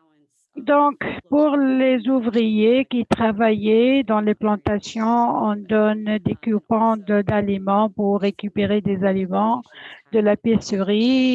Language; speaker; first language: French; non-native, fluent; English